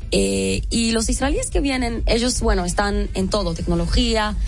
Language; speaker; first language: Spanish; non-native, fluent; Hebrew